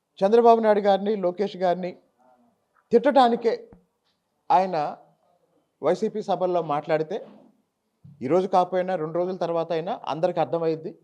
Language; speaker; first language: Telugu; native; Telugu